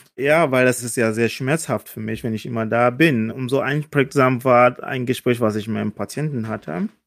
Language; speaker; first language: German; non-native, fluent; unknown